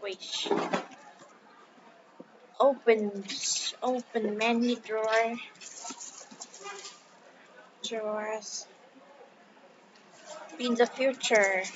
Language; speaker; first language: English; non-native, learner; Vietnamese